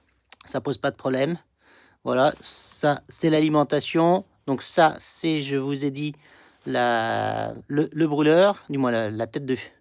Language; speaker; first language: French; native; French